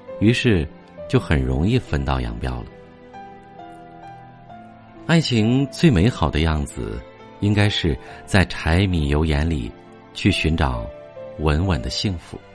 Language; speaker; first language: Chinese; native; Chinese